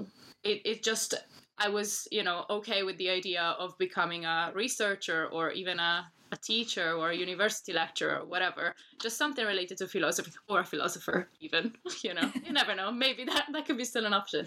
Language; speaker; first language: English; non-native, fluent; Italian